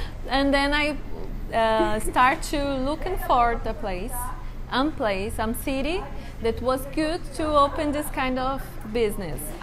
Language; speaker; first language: English; non-native, learner; Portuguese